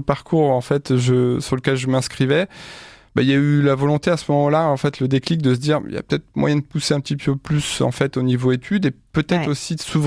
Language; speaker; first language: French; native; French